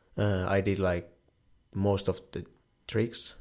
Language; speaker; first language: English; non-native, learner; Finnish